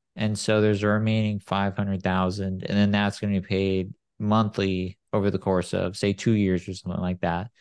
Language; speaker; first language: English; native; English